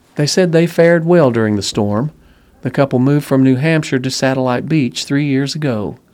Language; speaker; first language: English; native; English